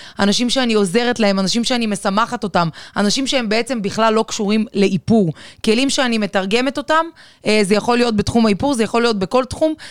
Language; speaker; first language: Hebrew; non-native, fluent; Russian